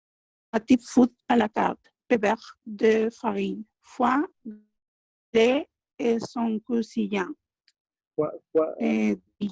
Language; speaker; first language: French; non-native, learner; Spanish